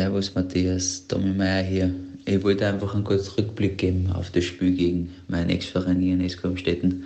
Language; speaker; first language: German; native; German